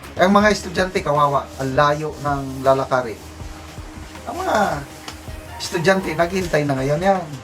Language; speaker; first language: Filipino; non-native, local second language; Cebuano